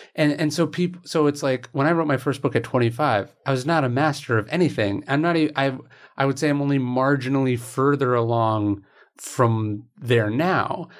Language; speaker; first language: English; native; English